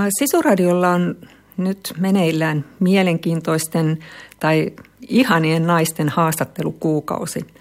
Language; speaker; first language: Finnish; native; Finnish